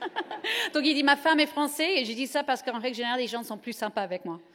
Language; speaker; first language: French; native; French